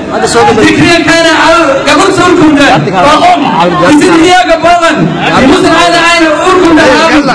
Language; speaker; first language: German; non-native, learner; Somali